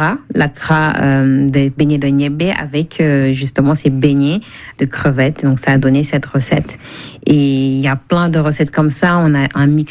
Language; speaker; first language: French; non-native, local second language; Wolof